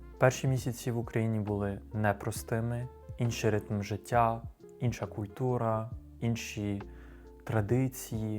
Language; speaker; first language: Ukrainian; non-native, fluent; French